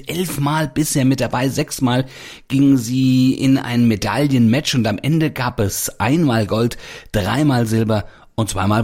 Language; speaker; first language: German; native; German